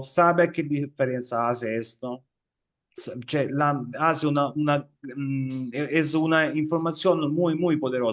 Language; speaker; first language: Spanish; non-native, fluent; Italian